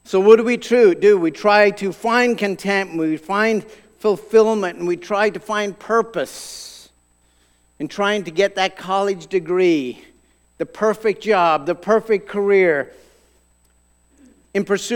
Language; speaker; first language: English; native; English